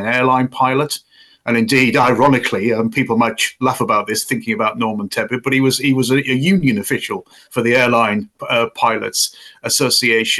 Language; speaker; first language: English; native; English